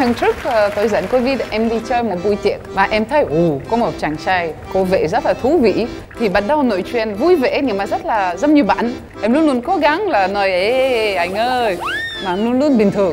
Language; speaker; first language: Vietnamese; non-native, fluent; French